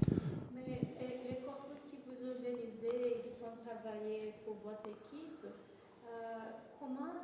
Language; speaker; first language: French; non-native, fluent; Portuguese